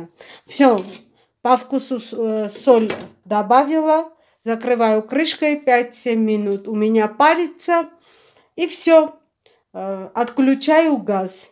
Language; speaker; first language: Russian; non-native, fluent; Armenian